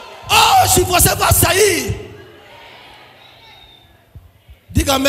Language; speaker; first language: Portuguese; non-native, learner; Lingala